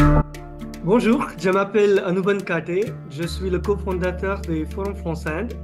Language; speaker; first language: French; non-native, fluent; Marathi